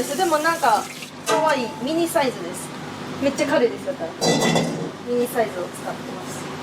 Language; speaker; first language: Japanese; native; Japanese